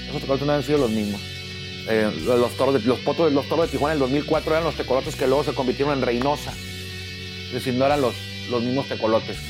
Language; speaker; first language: Spanish; native; Spanish